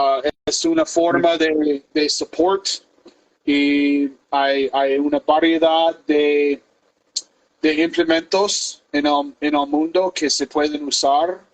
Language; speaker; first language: Spanish; non-native, fluent; English